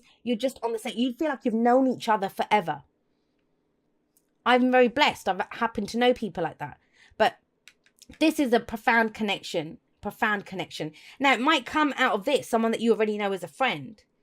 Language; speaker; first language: English; native; English